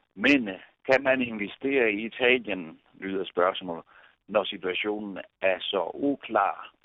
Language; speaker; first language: Danish; non-native, fluent; Italian